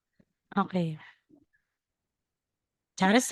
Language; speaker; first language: Korean; non-native, learner; Filipino